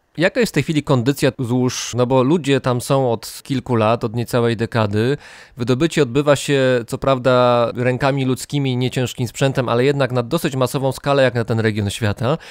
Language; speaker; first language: Polish; native; Polish